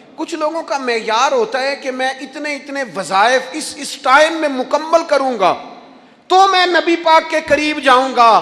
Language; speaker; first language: Urdu; non-native, local second language; Punjabi